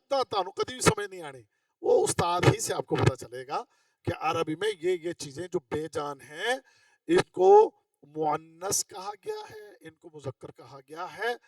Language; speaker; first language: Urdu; non-native, local second language; Punjabi